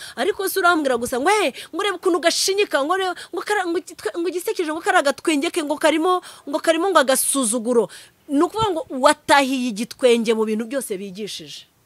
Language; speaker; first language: Kinyarwanda; early bilingual, heritage; Kinyarwanda